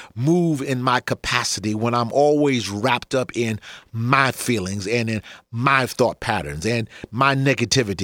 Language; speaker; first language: English; native; English